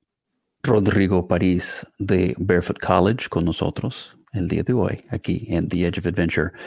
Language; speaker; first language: Spanish; non-native, fluent; English